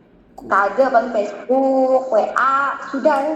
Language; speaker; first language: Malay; non-native, local second language; Javanese